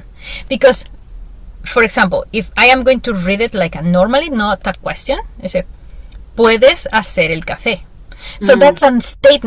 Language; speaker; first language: English; non-native, fluent; Spanish